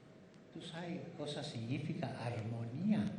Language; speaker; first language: Italian; non-native, fluent; Spanish